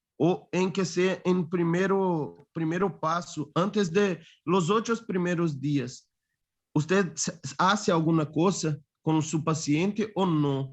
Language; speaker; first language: Spanish; non-native, fluent; Portuguese